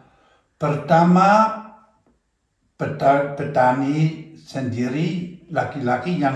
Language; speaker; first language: Indonesian; non-native, learner; German